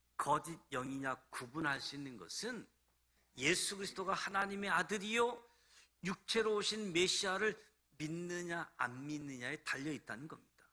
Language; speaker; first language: Korean; native; Korean